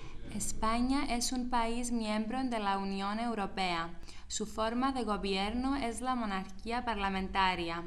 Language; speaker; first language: Spanish; non-native, learner; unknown